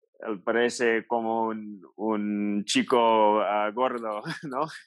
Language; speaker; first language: Spanish; non-native, learner; English